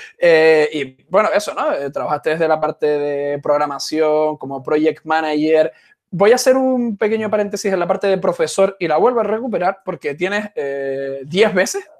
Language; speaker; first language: Spanish; native; Spanish